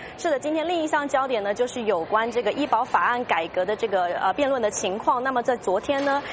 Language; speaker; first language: Chinese; native; Chinese